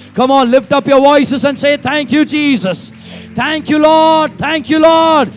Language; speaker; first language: English; non-native, local second language; Tamil